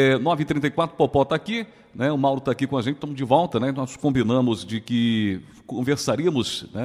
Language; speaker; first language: Portuguese; native; Portuguese